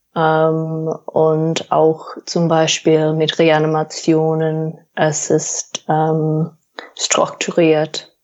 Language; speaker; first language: German; non-native, fluent; English